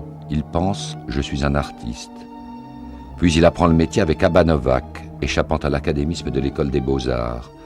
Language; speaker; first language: French; native; French